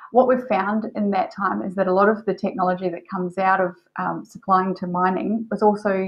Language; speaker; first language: English; native; English